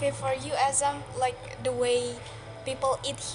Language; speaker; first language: English; non-native, local second language; Indonesian